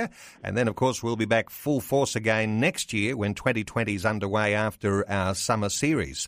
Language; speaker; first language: English; native; English